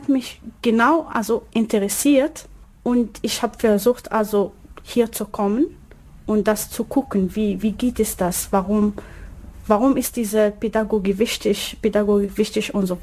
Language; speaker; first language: German; non-native, learner; Arabic